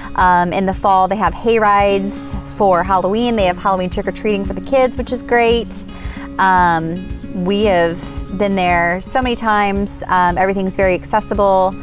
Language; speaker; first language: English; native; English